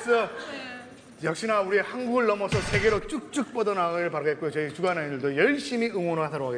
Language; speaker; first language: Korean; native; Korean